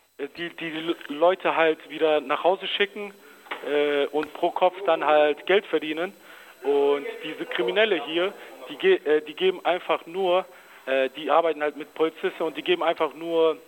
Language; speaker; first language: German; early bilingual, other home language; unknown